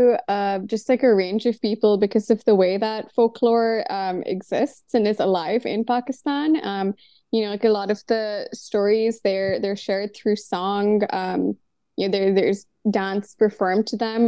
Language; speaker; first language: English; non-native, local second language; Urdu